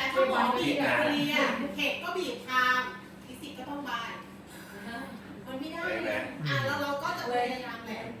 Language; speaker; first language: Thai; native; Thai